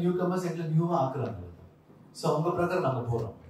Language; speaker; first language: Tamil; non-native, learner; Kannada